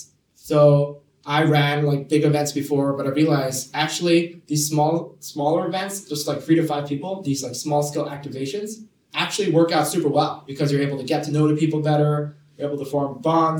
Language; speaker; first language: English; non-native, local second language; Cantonese